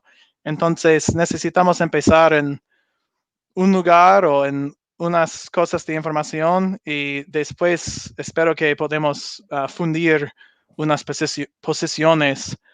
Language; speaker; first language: Spanish; non-native, learner; English